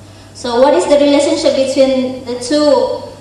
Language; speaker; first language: English; non-native, fluent; Indonesian